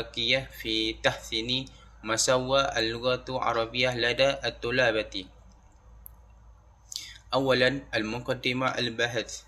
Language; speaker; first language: Arabic; non-native, learner; Malay